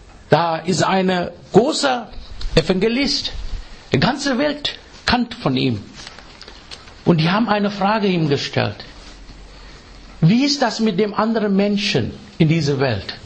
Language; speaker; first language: German; non-native, fluent; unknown